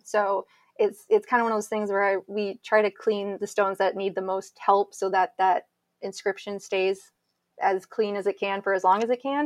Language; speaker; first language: English; native; English